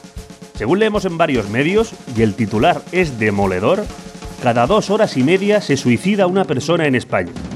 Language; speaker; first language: Spanish; native; Spanish